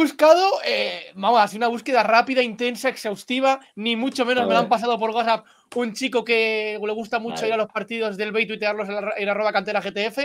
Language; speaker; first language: Spanish; native; Spanish